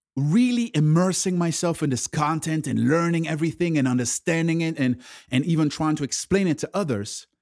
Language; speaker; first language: English; early bilingual, other home language; French